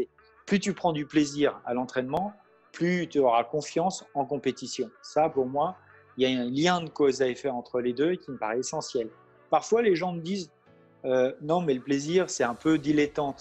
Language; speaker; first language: French; native; French